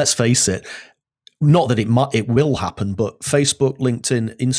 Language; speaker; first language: English; native; English